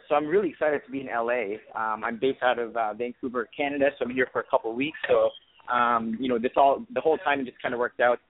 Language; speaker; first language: English; non-native, fluent; Arabic